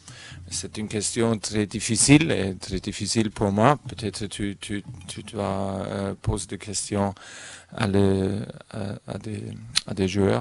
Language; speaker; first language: French; non-native, learner; German